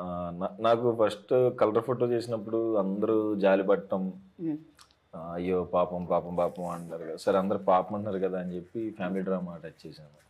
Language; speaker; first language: Telugu; native; Telugu